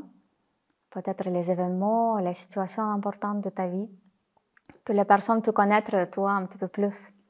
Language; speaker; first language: French; non-native, fluent; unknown